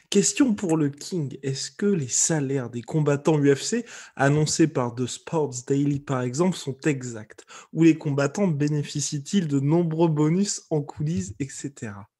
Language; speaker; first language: French; native; French